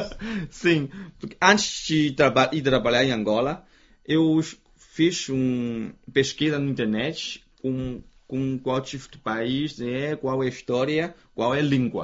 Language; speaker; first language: Portuguese; non-native, fluent; Chinese